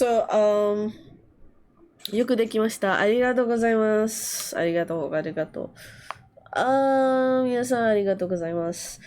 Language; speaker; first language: Japanese; non-native, learner; English